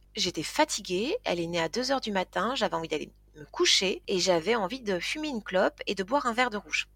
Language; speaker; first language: French; native; French